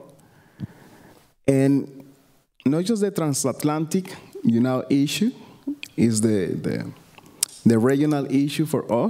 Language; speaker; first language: English; non-native, learner; Spanish